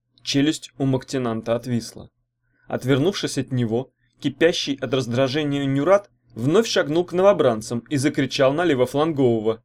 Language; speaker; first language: Russian; native; Russian